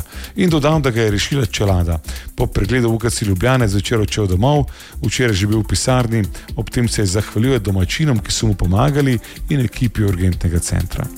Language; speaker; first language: Slovenian; native; Slovenian